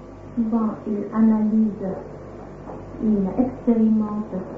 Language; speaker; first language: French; non-native, fluent; Vietnamese